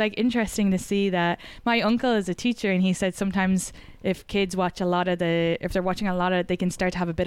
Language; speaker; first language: English; native; English